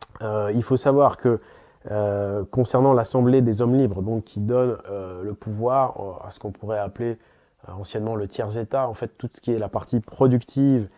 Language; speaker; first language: French; native; French